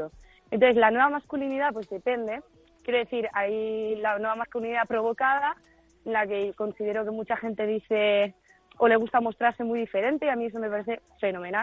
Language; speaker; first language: Spanish; native; Spanish